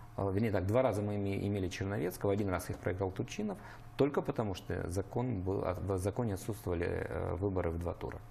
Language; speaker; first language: Russian; native; Russian